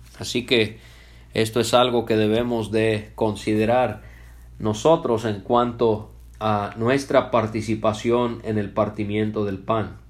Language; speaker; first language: Spanish; early bilingual, other home language; English